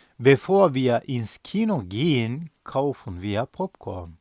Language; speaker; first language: German; non-native, fluent; Turkish